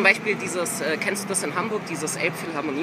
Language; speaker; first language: German; native; German